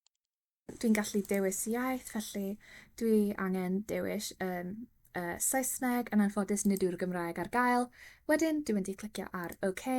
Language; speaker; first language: Welsh; non-native, local second language; English